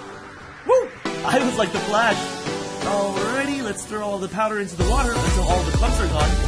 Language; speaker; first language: English; native; English